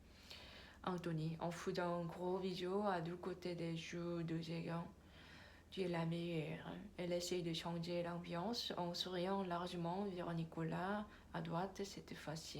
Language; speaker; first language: French; non-native, learner; Korean